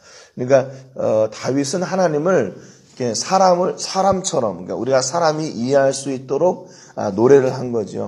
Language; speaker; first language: Korean; native; Korean